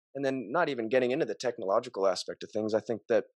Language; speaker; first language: English; native; English